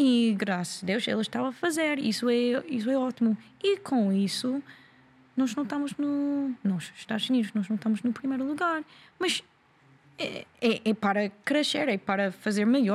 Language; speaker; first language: Portuguese; non-native, learner; English